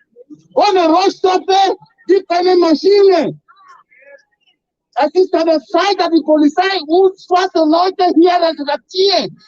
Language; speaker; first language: German; non-native, fluent; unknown